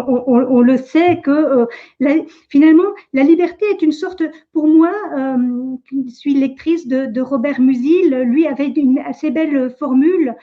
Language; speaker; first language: French; native; French